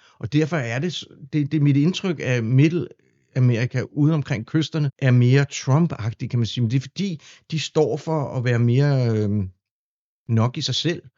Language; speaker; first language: Danish; native; Danish